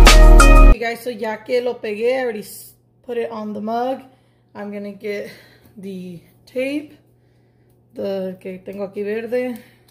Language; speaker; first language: English; early bilingual, other home language; Spanish